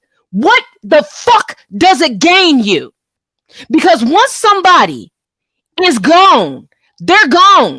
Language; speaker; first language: English; native; English